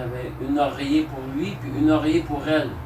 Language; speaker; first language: French; native; French